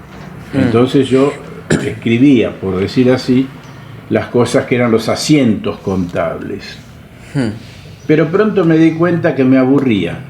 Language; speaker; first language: Spanish; native; Spanish